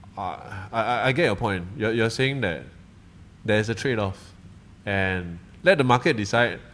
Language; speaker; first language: English; native; English